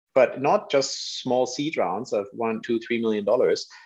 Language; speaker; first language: English; non-native, fluent; Danish